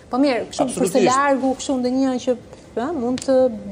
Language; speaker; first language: Albanian; native; Albanian